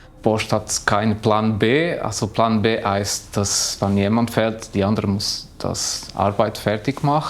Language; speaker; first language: German; non-native, learner; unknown